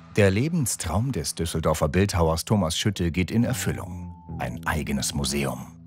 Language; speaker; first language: German; native; German